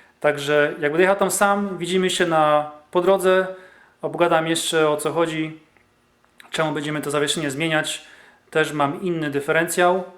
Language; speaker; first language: Polish; early bilingual, heritage; Polish